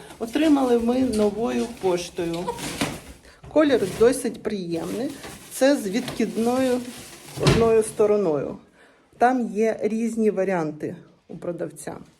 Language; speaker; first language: Ukrainian; native; Ukrainian